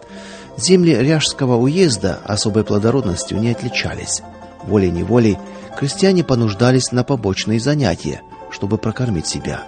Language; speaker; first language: Russian; native; Russian